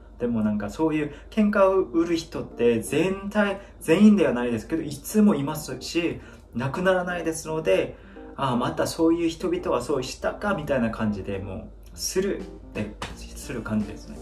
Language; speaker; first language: Japanese; non-native, fluent; Korean